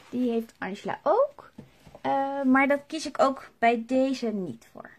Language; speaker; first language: Dutch; native; Dutch